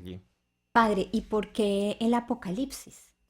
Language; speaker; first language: Spanish; native; Spanish